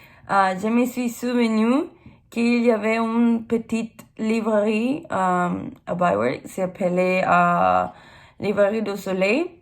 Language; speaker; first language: French; non-native, learner; English